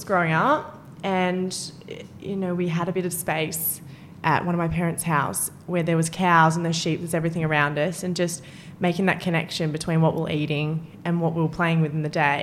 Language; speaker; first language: English; native; English